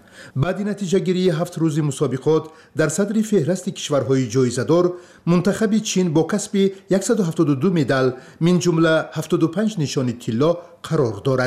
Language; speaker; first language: Persian; native; Persian